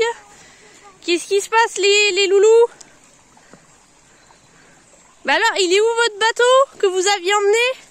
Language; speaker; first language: French; native; French